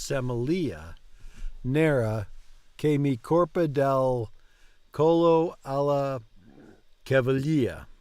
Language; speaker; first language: Italian; non-native, learner; English